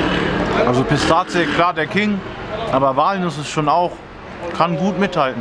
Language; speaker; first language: German; native; German